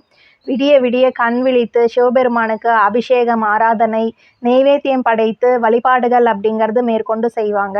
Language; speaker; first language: Tamil; native; Tamil